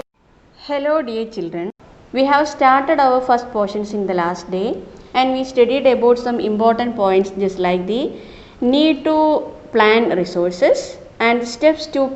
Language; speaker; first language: English; non-native, local second language; Malayalam